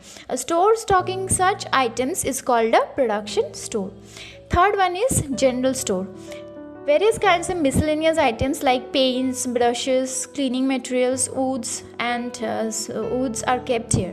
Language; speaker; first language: English; non-native, local second language; Bangla